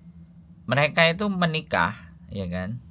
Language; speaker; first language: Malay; non-native, local second language; Javanese